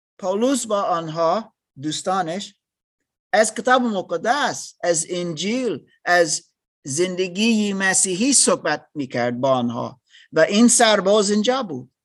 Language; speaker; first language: Persian; non-native, learner; English